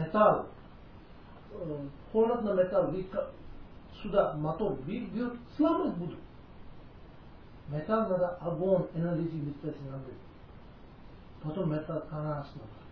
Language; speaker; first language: Russian; non-native, learner; Tibetan